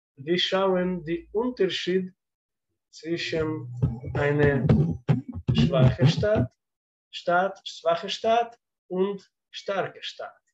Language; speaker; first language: German; non-native, fluent; Russian